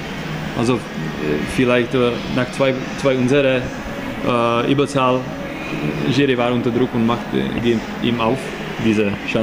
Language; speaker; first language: German; non-native, learner; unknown